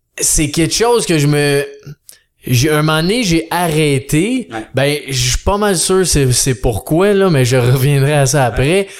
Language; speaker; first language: French; native; French